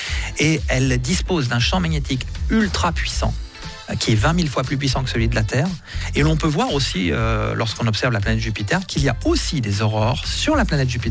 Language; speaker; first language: French; native; French